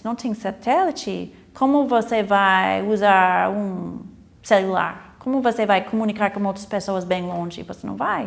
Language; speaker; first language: Portuguese; non-native, fluent; English